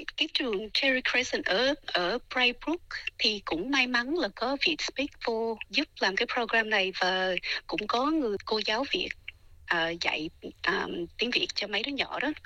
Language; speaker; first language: Vietnamese; early bilingual, heritage; Vietnamese